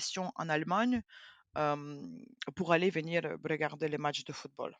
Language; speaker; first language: French; non-native, fluent; Ukrainian